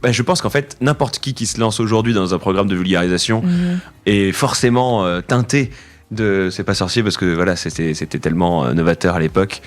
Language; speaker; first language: French; native; French